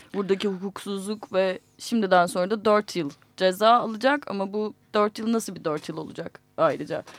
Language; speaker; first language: Turkish; native; Turkish